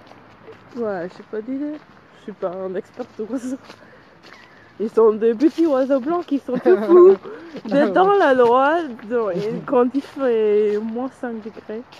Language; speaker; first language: French; non-native, learner; English